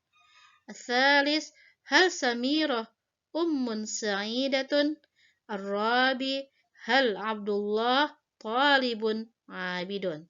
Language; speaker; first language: Arabic; non-native, fluent; Indonesian